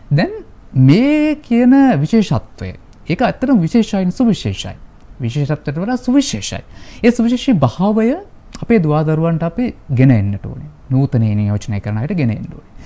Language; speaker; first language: Sinhala; native; Sinhala